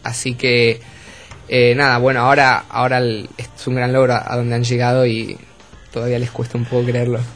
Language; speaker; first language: Spanish; native; Spanish